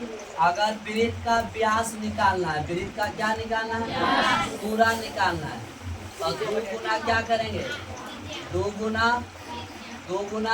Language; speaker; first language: Hindi; native; Hindi